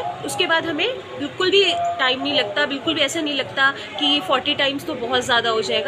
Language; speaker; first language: Hindi; native; Hindi